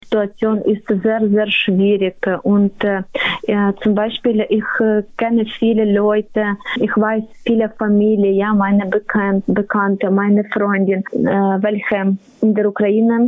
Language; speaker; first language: German; non-native, learner; Ukrainian